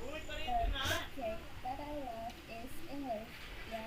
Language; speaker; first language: English; non-native, learner; Vietnamese